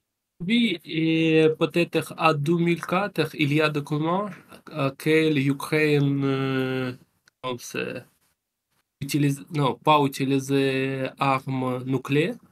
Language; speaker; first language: French; non-native, learner; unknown